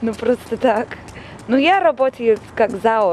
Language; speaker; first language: Russian; non-native, learner; English